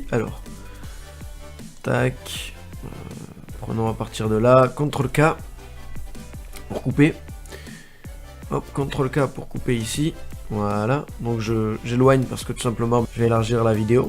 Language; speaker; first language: French; native; French